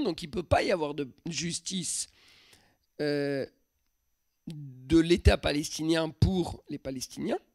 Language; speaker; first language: French; native; French